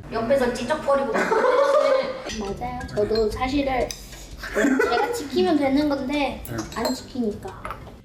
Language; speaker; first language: Korean; non-native, fluent; Burmese